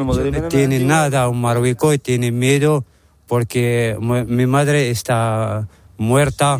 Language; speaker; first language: Spanish; non-native, learner; Arabic